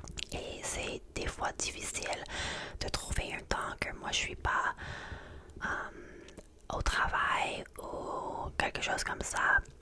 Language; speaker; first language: French; non-native, learner; English